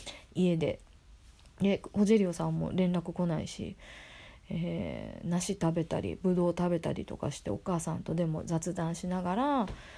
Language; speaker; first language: Japanese; native; Japanese